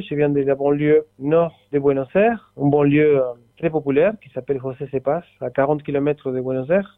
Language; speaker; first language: French; non-native, fluent; Spanish